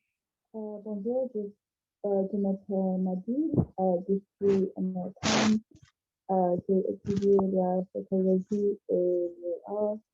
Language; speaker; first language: French; non-native, learner; English